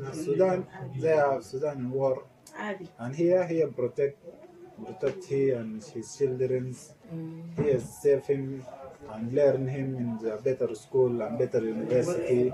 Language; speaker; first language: English; non-native, learner; Arabic